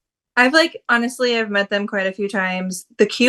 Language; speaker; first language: English; native; English